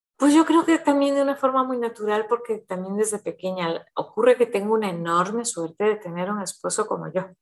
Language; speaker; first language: Spanish; early bilingual, heritage; Spanish